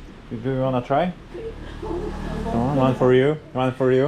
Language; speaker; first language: English; non-native, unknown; Polish